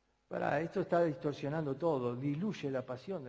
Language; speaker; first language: Spanish; native; Spanish